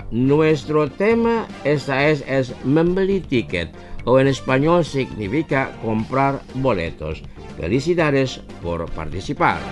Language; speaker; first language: Spanish; non-native, fluent; Indonesian